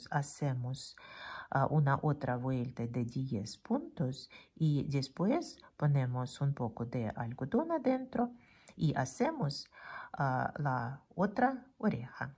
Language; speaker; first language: Spanish; non-native, fluent; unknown